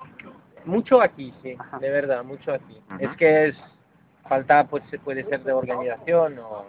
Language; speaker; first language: Spanish; non-native, fluent; French